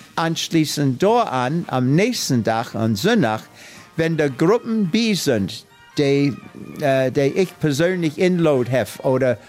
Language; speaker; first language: German; early bilingual, heritage; English